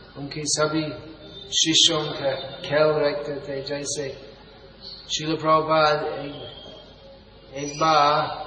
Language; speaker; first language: Hindi; non-native, fluent; English